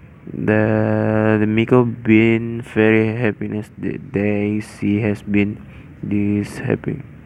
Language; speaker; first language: English; non-native, learner; Indonesian